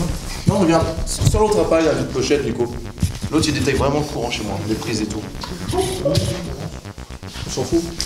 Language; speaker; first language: French; native; French